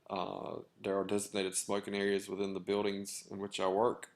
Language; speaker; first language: English; native; English